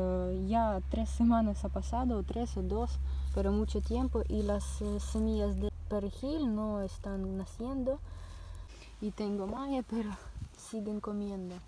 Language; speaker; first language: Spanish; non-native, learner; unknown